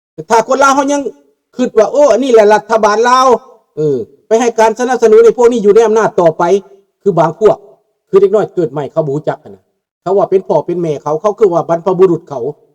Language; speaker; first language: Lao; native; Lao